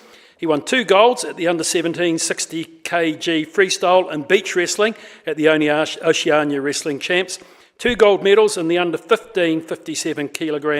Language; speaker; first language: English; native; English